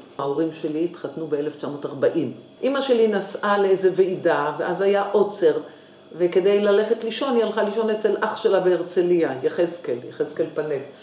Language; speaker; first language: Hebrew; native; Hebrew